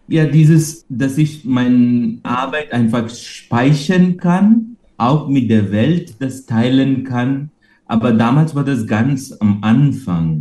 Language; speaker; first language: German; non-native, fluent; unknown